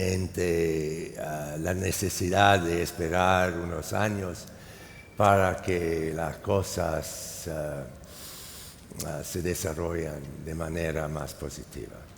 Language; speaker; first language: Spanish; non-native, fluent; English